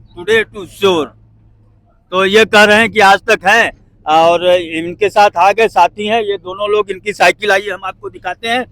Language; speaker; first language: Hindi; native; Hindi